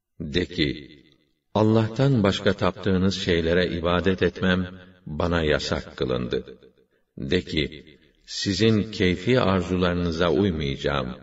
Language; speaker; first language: Turkish; native; Turkish